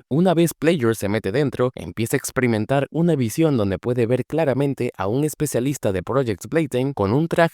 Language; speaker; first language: Spanish; native; Spanish